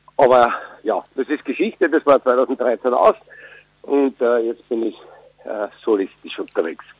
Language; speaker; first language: German; native; German